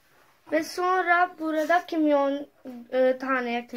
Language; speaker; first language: Turkish; non-native, learner; Urdu